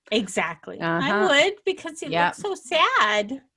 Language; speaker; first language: English; native; English